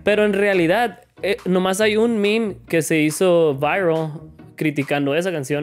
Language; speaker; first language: Spanish; native; Spanish